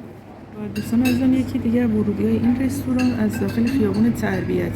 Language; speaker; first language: Persian; native; Persian